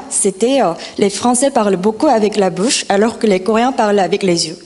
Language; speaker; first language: French; non-native, fluent; Korean